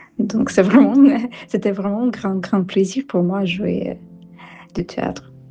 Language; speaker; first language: French; non-native, fluent; Ukrainian